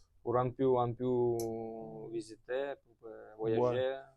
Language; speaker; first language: French; non-native, learner; Russian